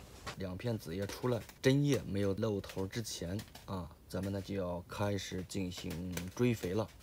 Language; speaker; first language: Chinese; native; Chinese